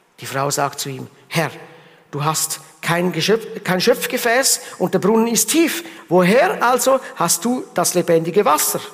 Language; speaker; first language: German; early bilingual, heritage; German